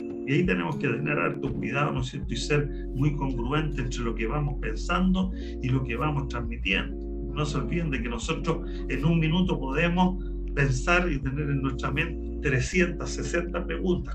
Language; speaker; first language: Spanish; native; Spanish